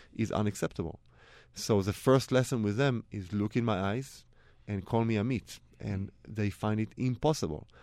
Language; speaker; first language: English; non-native, fluent; Hebrew